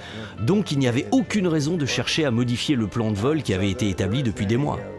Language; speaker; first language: French; native; French